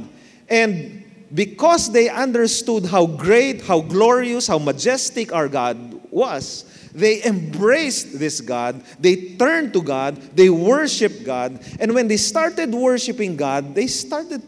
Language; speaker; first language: English; non-native, local second language; Filipino